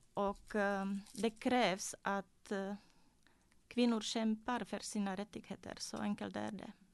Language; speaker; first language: Swedish; non-native, fluent; Czech